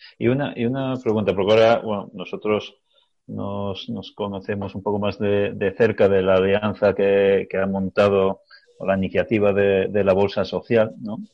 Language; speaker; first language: Spanish; native; Spanish